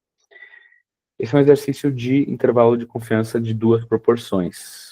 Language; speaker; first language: Portuguese; native; Portuguese